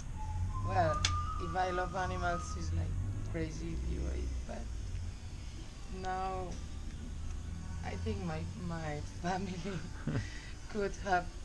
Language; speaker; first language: English; non-native, learner; Spanish